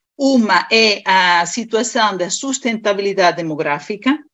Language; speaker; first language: Portuguese; non-native, fluent; Spanish